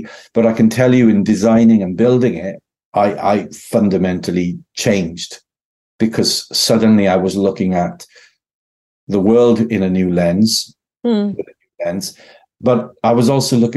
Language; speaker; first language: English; native; English